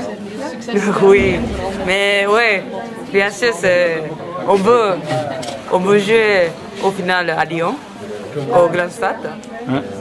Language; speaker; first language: French; non-native, learner; Japanese